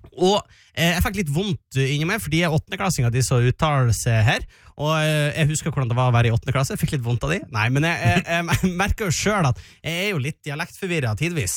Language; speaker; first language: Norwegian; native; Norwegian